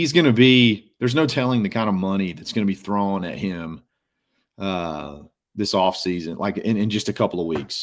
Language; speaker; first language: English; native; English